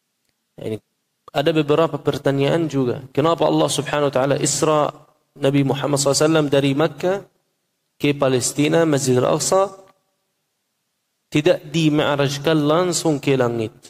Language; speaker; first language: Indonesian; non-native, fluent; Arabic